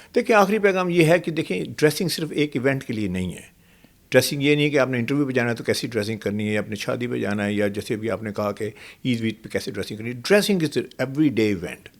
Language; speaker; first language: Urdu; native; Urdu